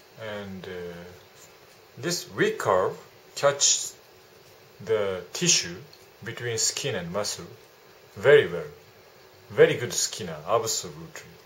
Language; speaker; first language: English; non-native, learner; Japanese